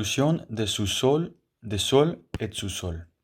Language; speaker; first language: French; non-native, learner; Spanish